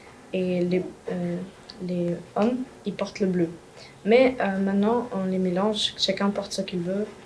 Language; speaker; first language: French; non-native, local second language; English